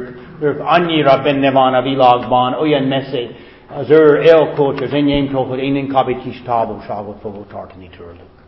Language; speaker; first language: Hungarian; non-native, fluent; English